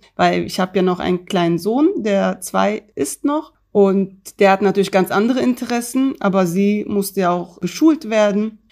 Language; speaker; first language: German; early bilingual, other home language; Turkish